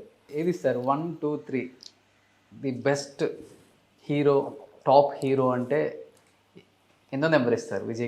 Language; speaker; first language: Telugu; native; Telugu